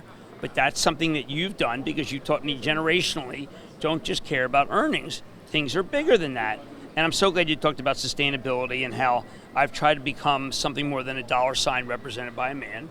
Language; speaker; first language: English; native; English